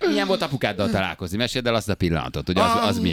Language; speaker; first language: Hungarian; native; Hungarian